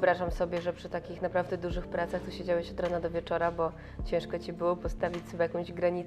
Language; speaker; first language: Polish; native; Polish